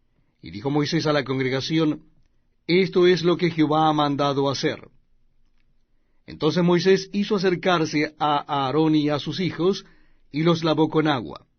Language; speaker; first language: Spanish; native; Spanish